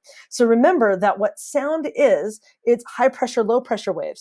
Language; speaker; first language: English; native; English